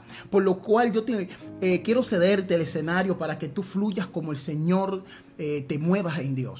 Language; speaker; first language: Spanish; native; Spanish